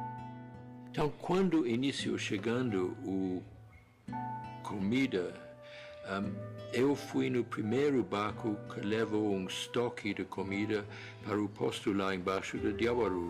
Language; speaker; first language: Portuguese; non-native, fluent; English